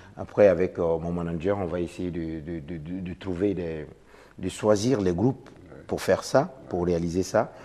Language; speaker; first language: French; non-native, local second language; Mossi